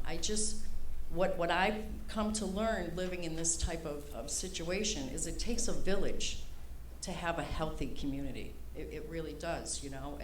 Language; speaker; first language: English; native; English